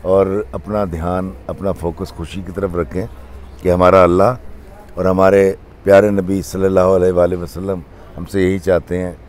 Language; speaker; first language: Urdu; non-native, local second language; Punjabi